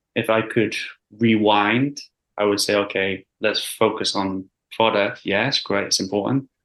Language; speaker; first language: English; native; English